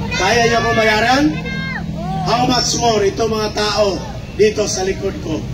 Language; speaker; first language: Filipino; non-native, local second language; Cebuano